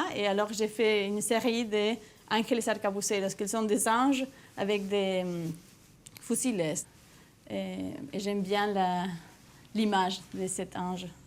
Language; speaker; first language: French; non-native, fluent; Spanish